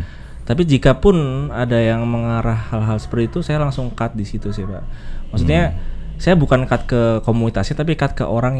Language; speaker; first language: Indonesian; native; Indonesian